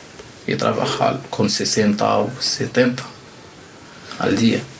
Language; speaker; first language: Spanish; non-native, learner; Arabic